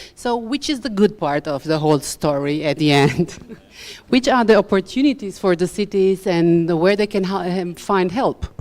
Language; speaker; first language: English; non-native, fluent; Romanian